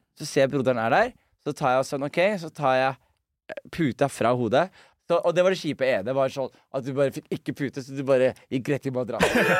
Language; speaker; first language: Norwegian; early bilingual, other home language; Somali